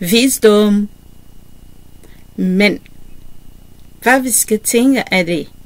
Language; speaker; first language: Danish; non-native, learner; Kinyarwanda